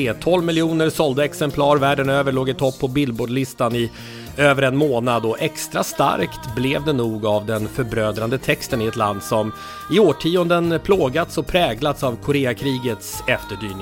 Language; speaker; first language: Swedish; native; Swedish